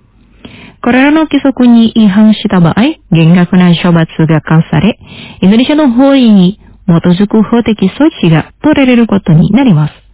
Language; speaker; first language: Japanese; non-native, fluent; Indonesian